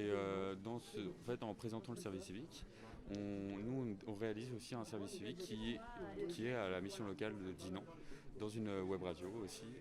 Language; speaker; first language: French; native; French